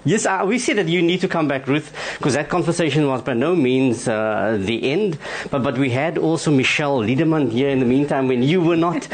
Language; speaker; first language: English; non-native, local second language; Afrikaans